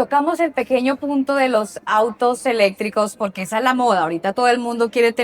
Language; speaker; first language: Spanish; native; Spanish